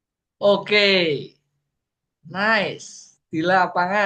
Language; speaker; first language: Indonesian; native; Indonesian